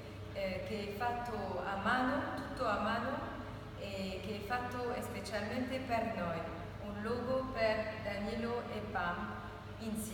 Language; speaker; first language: Italian; non-native, learner; Arabic